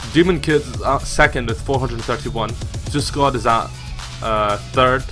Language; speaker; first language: English; native; English